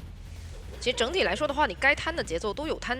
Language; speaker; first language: Chinese; native; Chinese